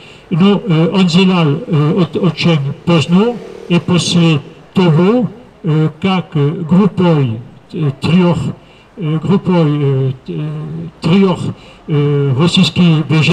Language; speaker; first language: Russian; non-native, fluent; French